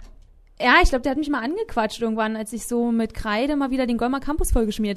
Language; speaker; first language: German; native; German